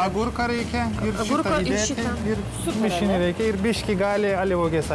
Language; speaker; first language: Lithuanian; non-native, learner; Turkish